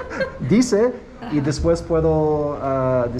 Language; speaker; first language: Spanish; non-native, learner; English